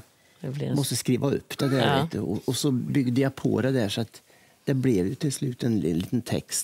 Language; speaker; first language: Swedish; native; Swedish